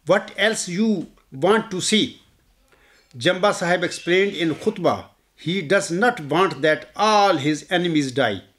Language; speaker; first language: English; non-native, local second language; Urdu